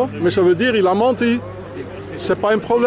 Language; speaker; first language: French; non-native, fluent; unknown